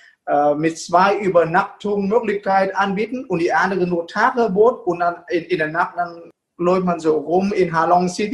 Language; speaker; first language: German; non-native, fluent; Vietnamese